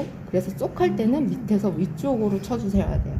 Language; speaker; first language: Korean; native; Korean